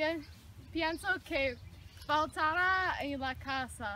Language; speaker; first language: Spanish; non-native, learner; English